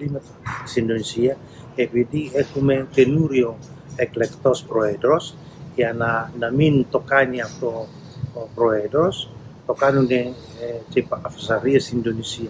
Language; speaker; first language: Greek; non-native, learner; Indonesian